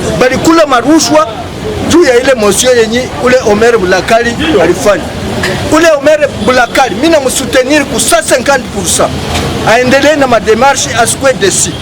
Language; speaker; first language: Swahili; native; Swahili